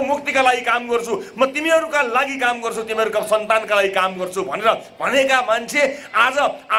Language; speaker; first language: Nepali; native; Nepali